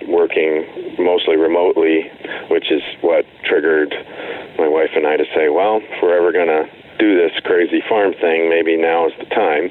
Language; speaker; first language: English; native; English